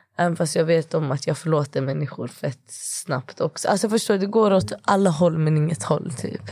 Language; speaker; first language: Swedish; early bilingual, other home language; Kurdish